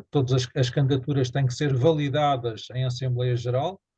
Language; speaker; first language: Portuguese; native; Portuguese